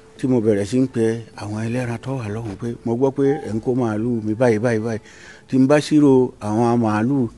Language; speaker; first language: Yoruba; non-native, local second language; Fula